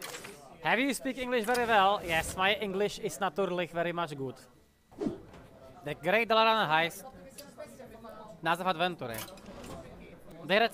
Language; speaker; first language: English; non-native, fluent; Czech